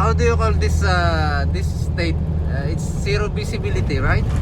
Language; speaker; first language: English; non-native, learner; Filipino